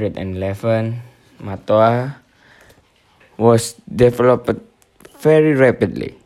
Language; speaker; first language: English; non-native, learner; Indonesian